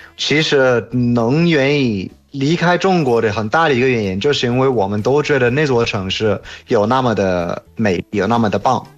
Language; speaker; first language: Chinese; non-native, fluent; English